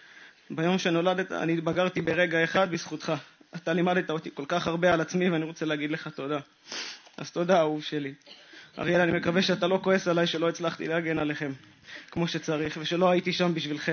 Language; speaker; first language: Hebrew; native; Hebrew